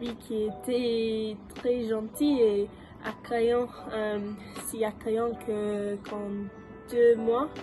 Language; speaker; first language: French; non-native, learner; English